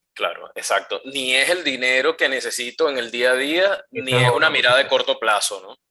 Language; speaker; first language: Spanish; native; Spanish